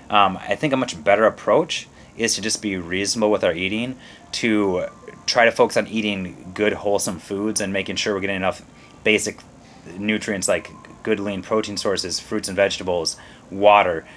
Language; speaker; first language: English; native; English